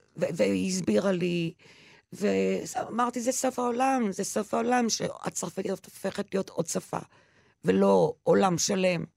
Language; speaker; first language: Hebrew; non-native, local second language; French